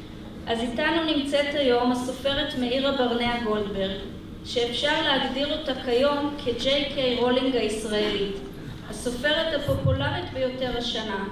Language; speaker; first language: Hebrew; native; Hebrew